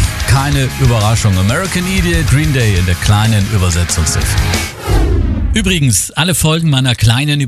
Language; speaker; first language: German; native; German